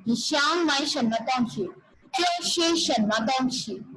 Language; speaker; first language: Chinese; non-native, fluent; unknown